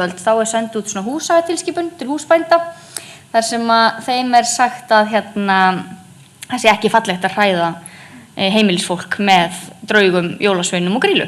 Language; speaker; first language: Icelandic; native; Icelandic